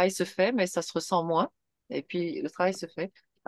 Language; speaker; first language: French; native; French